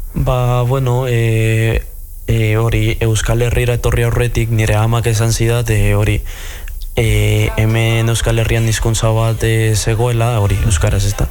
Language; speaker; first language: Basque; non-native, fluent; Spanish